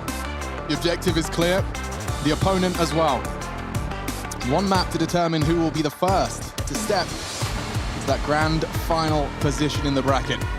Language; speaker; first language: English; native; English